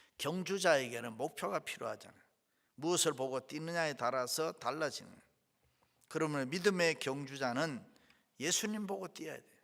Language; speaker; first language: Korean; native; Korean